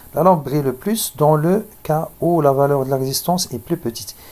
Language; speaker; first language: French; non-native, local second language; Arabic